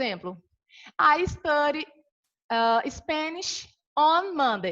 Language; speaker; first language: English; non-native, fluent; Portuguese